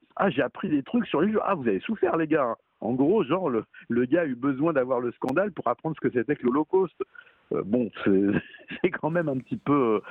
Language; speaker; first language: French; native; French